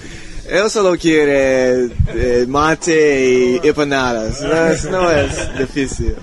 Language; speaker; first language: Spanish; non-native, learner; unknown